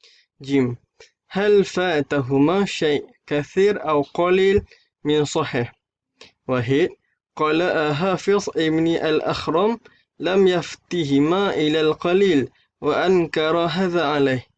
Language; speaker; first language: Arabic; non-native, learner; Malay